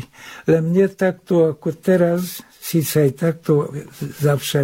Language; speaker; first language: Slovak; early bilingual, heritage; Hungarian